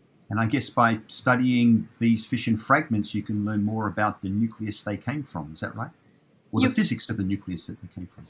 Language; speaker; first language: English; native; English